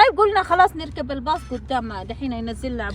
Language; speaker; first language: Arabic; non-native, fluent; Hindi